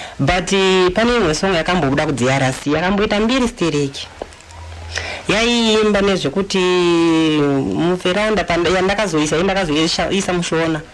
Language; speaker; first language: Shona; non-native, fluent; Luba-Lulua